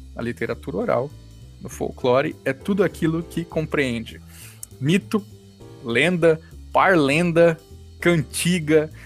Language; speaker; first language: Portuguese; native; Portuguese